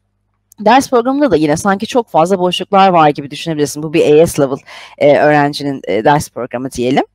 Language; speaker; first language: Turkish; native; Turkish